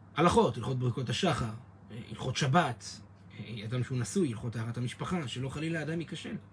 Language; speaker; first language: Hebrew; native; Hebrew